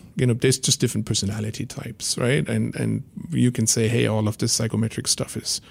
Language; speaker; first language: English; non-native, fluent; German